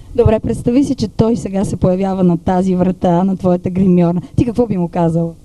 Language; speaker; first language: Bulgarian; native; Bulgarian